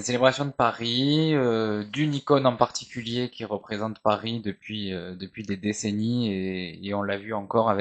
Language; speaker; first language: French; native; French